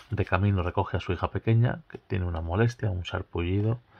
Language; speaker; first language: Spanish; native; Spanish